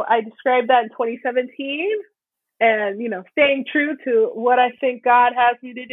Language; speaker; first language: English; native; English